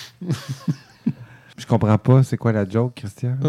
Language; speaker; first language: French; native; French